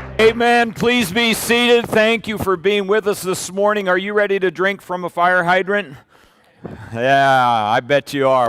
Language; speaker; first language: English; native; English